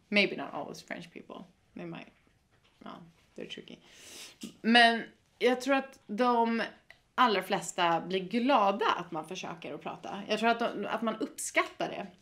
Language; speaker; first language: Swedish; native; Swedish